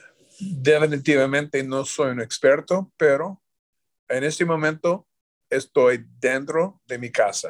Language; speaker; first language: Spanish; non-native, learner; English